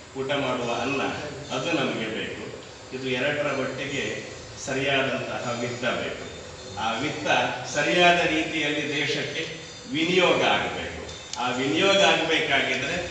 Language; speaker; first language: Kannada; non-native, local second language; Tulu